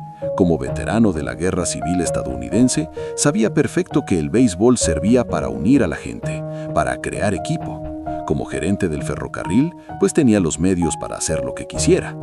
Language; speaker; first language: Spanish; native; Spanish